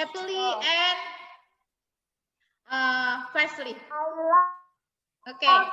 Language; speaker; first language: English; non-native, fluent; Indonesian